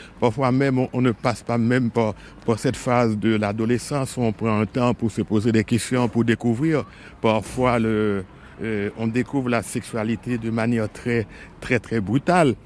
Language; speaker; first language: French; non-native, local second language; Haitian Creole